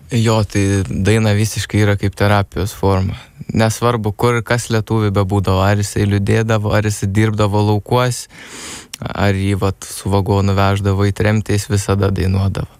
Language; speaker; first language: Lithuanian; native; Lithuanian